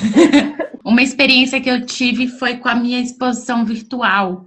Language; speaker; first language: Portuguese; native; Portuguese